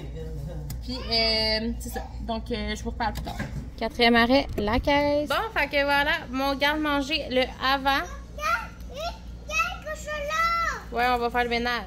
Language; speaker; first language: French; native; French